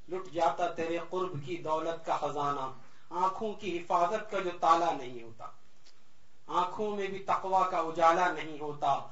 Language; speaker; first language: Urdu; native; Urdu